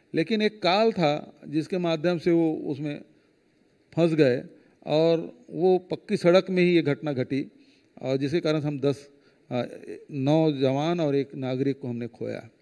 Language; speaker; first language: Hindi; native; Hindi